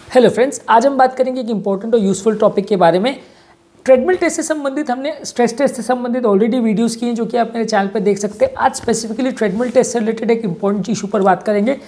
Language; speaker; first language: Hindi; native; Hindi